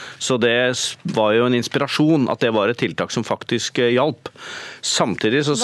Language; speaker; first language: Norwegian; native; Norwegian